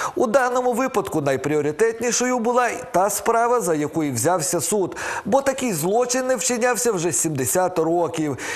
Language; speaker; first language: Ukrainian; native; Ukrainian